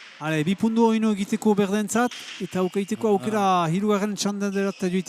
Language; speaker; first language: Basque; native; Basque